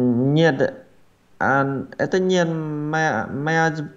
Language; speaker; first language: Russian; non-native, learner; Vietnamese